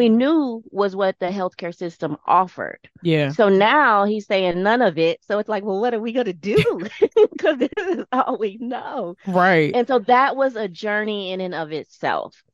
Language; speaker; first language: English; native; English